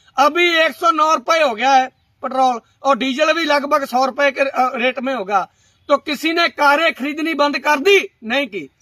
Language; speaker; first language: Hindi; non-native, local second language; Punjabi